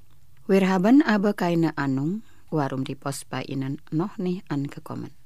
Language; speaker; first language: German; non-native, fluent; Indonesian